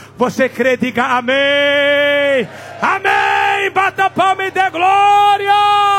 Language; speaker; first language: Portuguese; non-native, local second language; Tsonga